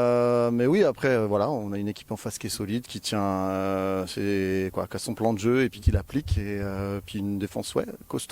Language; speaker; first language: French; native; French